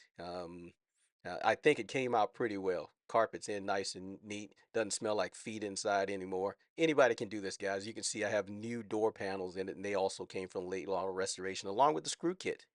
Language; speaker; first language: English; native; English